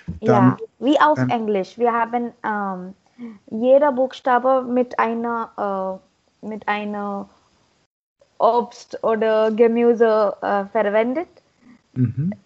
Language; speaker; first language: German; non-native, learner; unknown